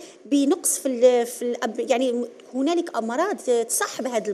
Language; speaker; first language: Arabic; native; Arabic